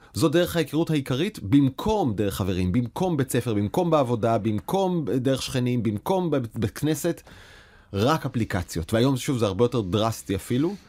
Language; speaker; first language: Hebrew; native; Hebrew